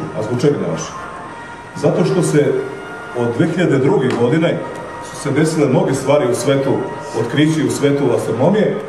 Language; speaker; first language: Serbian; native; Serbian